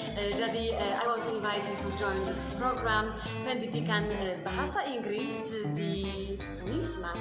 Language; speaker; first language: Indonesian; non-native, learner; Polish